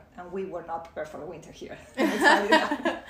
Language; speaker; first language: English; non-native, fluent; Spanish